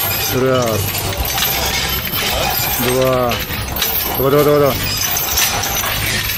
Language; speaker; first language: Russian; native; Russian